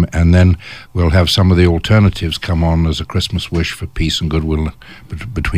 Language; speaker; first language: English; native; English